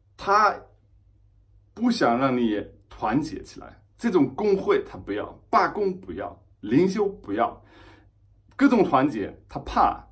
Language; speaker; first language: Chinese; non-native, fluent; German